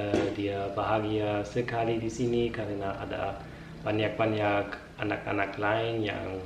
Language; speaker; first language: Indonesian; non-native, fluent; German